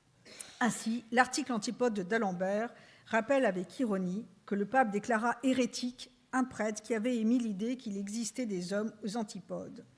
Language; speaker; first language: French; native; French